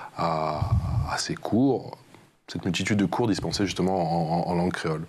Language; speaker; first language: French; native; French